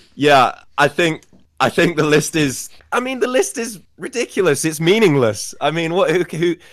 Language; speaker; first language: English; native; English